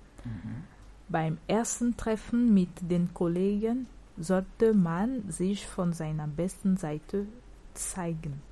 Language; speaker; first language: German; non-native, learner; French